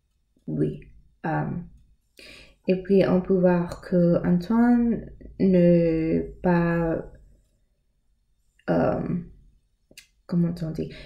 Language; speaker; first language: French; non-native, learner; English